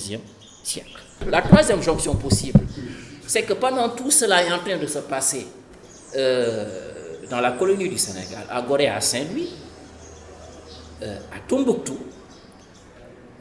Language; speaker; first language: French; non-native, local second language; Fula